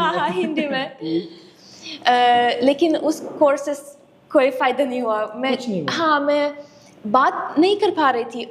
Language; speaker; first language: Hindi; non-native, fluent; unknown